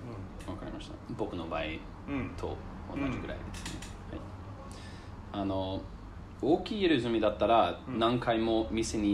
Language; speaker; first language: Japanese; non-native, learner; English